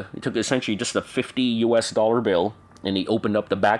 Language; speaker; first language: English; native; English